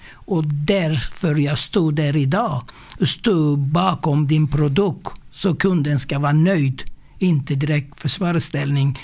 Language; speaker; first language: Swedish; non-native, fluent; Turkish